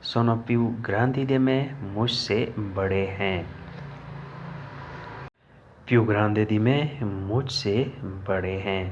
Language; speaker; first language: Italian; non-native, learner; Urdu